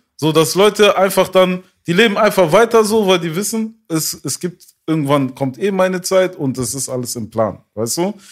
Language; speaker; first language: German; early bilingual, other home language; French